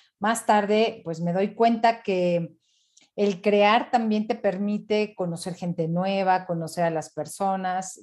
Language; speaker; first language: Spanish; native; Spanish